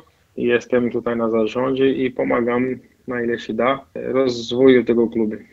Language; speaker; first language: Polish; non-native, fluent; Portuguese